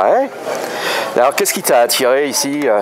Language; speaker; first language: French; native; French